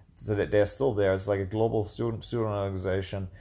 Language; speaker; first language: English; non-native, fluent; German